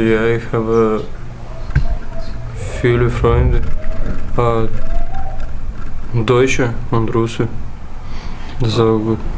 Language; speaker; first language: German; non-native, learner; Russian